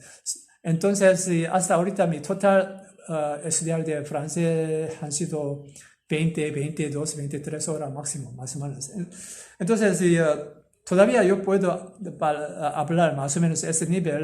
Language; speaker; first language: Spanish; non-native, learner; Korean